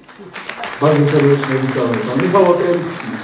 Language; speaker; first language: Polish; native; Polish